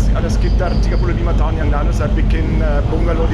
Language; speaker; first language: Indonesian; non-native, fluent; German